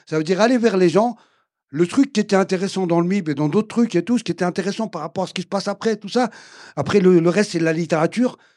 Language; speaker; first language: French; early bilingual, other home language; Arabic